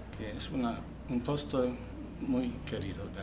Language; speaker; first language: Spanish; non-native, fluent; German